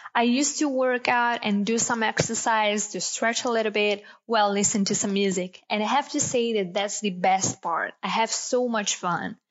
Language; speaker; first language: English; non-native, fluent; Italian